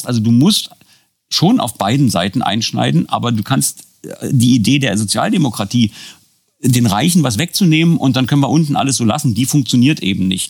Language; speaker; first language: German; native; German